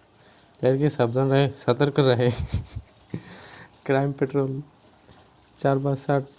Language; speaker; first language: Hindi; non-native, local second language; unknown